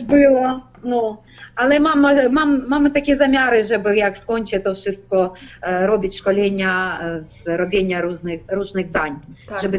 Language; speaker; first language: Polish; non-native, learner; Ukrainian